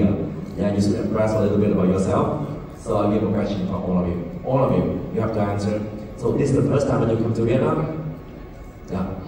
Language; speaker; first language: English; non-native, local second language; Vietnamese